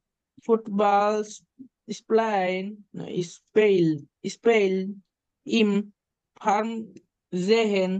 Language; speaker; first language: German; non-native, learner; Bangla